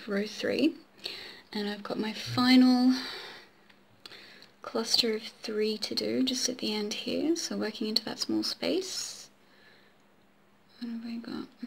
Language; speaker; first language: English; native; English